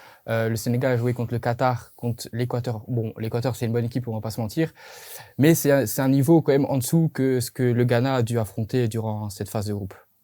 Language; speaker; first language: French; native; French